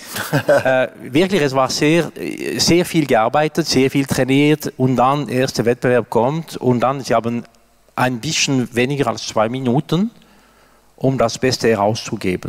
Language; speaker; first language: German; non-native, local second language; French